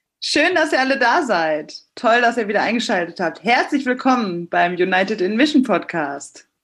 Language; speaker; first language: German; native; German